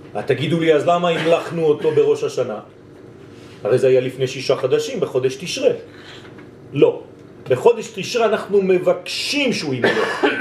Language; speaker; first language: Hebrew; non-native, fluent; French